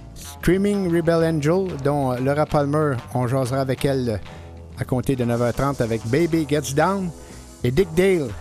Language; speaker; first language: French; native; French